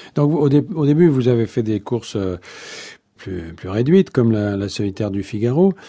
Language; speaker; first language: French; native; French